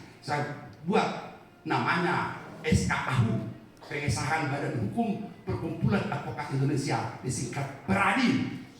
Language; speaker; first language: Indonesian; non-native, local second language; Batak Toba